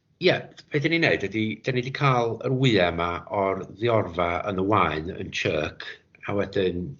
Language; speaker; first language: Welsh; native; Welsh